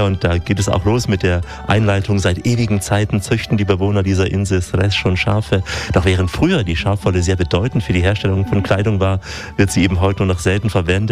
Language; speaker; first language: German; native; German